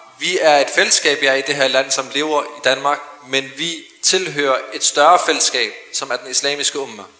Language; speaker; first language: Danish; early bilingual, other home language; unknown